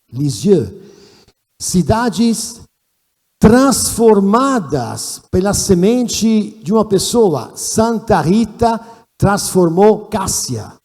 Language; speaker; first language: Portuguese; non-native, fluent; Italian